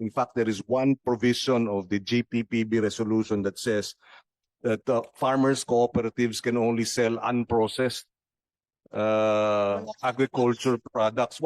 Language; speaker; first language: English; non-native, local second language; Filipino